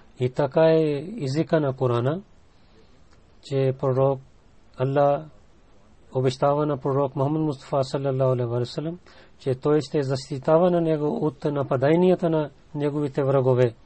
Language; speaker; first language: Bulgarian; non-native, learner; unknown